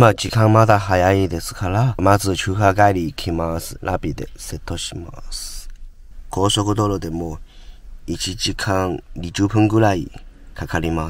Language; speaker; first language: Japanese; non-native, learner; Chinese